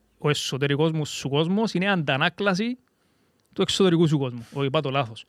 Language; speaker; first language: Greek; native; Greek